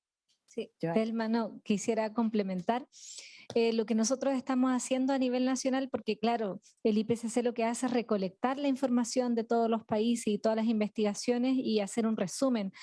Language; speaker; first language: Spanish; native; Spanish